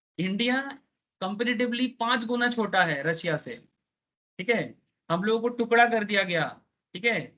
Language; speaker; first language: Hindi; non-native, local second language; Bangla